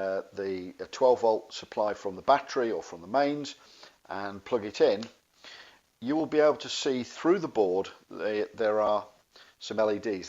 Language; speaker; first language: English; native; English